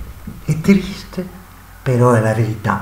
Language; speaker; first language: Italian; non-native, fluent; French